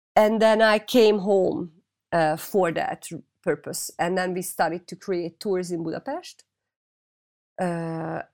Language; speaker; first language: English; non-native, fluent; Hungarian